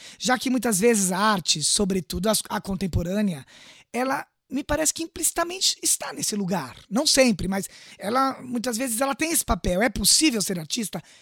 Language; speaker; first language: Portuguese; native; Portuguese